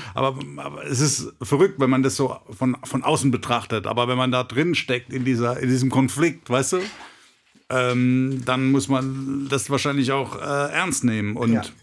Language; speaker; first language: German; native; German